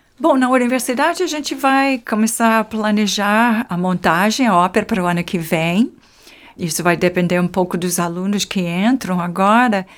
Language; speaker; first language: Portuguese; non-native, fluent; English